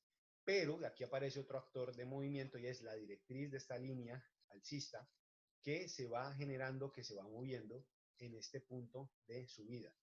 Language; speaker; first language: Spanish; native; Spanish